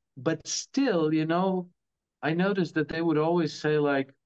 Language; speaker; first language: English; non-native, fluent; Croatian